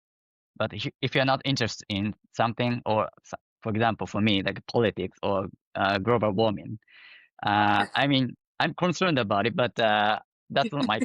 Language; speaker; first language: English; non-native, fluent; Japanese